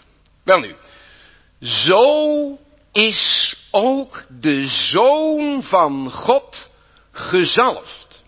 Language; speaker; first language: Dutch; native; Dutch